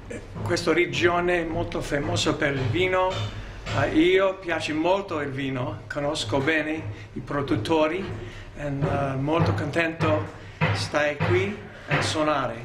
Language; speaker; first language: Italian; early bilingual, heritage; English